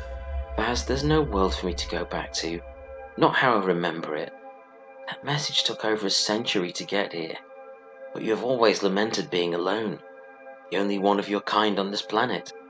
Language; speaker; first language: English; native; English